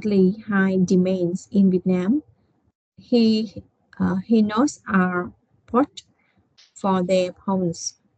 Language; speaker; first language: English; non-native, learner; Vietnamese